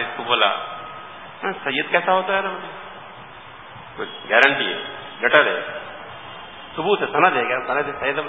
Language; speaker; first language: Urdu; native; Urdu